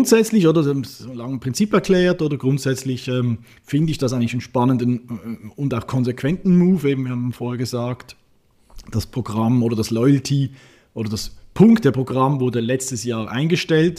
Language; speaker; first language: German; native; German